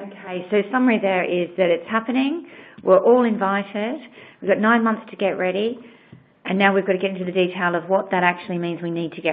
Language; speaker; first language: English; native; English